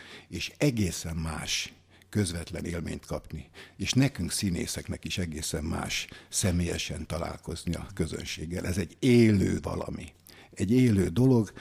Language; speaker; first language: Hungarian; native; Hungarian